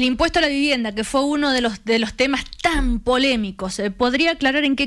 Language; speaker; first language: Spanish; native; Spanish